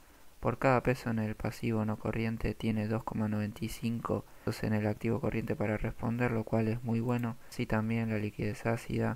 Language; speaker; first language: Spanish; native; Spanish